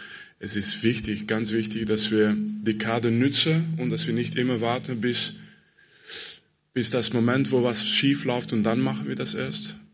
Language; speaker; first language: German; non-native, fluent; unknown